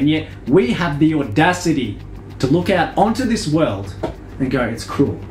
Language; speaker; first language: English; native; English